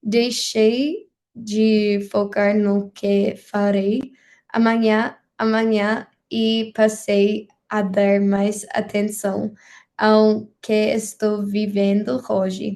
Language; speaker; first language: Portuguese; non-native, learner; English